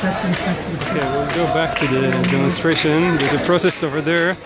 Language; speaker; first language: English; non-native, fluent; Hebrew